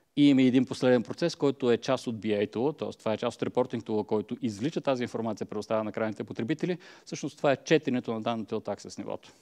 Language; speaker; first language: Bulgarian; native; Bulgarian